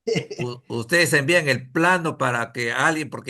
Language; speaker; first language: Spanish; native; Spanish